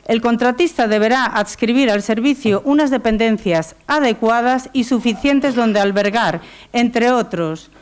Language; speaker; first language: Spanish; non-native, local second language; Galician